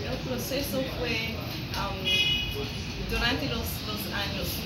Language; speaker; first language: Spanish; non-native, learner; English